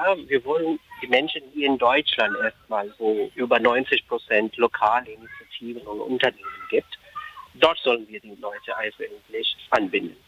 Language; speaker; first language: German; non-native, fluent; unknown